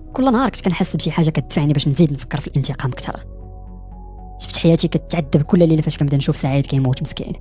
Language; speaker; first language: Arabic; native; Arabic